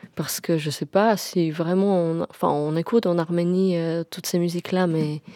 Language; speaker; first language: French; non-native, fluent; Armenian